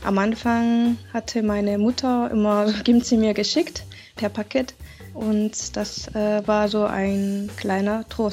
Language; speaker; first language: German; non-native, fluent; Korean